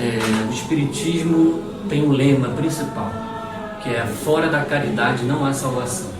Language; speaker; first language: Portuguese; native; Portuguese